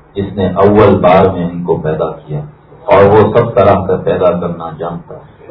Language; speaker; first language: Urdu; native; Urdu